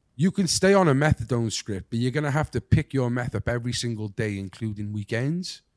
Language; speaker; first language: English; native; English